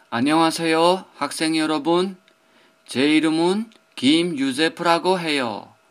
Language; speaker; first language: Korean; non-native, fluent; Polish